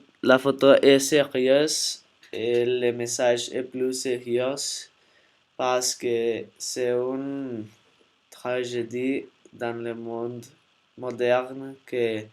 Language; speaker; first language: French; non-native, learner; Spanish